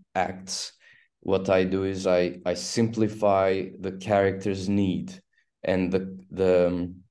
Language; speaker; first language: English; non-native, fluent; Turkish